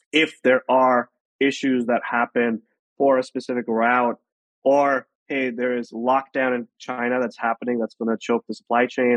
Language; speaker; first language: English; non-native, local second language; Hindi